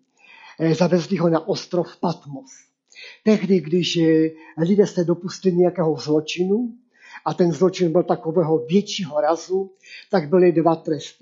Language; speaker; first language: Czech; non-native, local second language; Polish